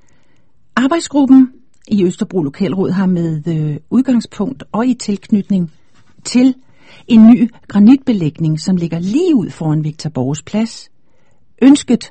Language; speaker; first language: Danish; native; Danish